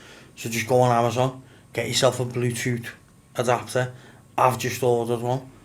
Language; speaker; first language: English; native; English